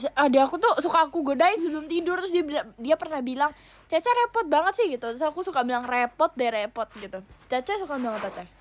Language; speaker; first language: Indonesian; native; Indonesian